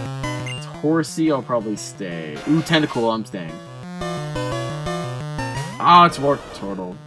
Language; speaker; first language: English; native; English